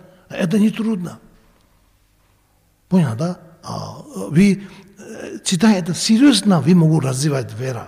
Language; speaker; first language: Russian; non-native, learner; Tibetan